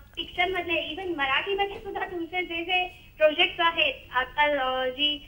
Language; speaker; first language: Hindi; non-native, local second language; Marathi